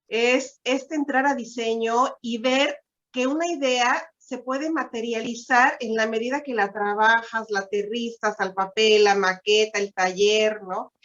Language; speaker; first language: Spanish; native; Spanish